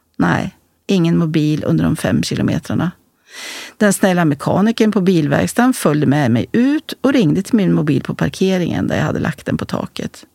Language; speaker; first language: Swedish; native; Swedish